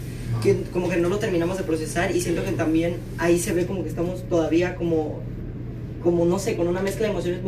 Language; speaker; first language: Spanish; native; Spanish